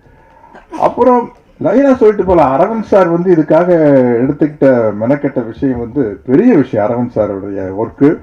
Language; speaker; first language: Tamil; native; Tamil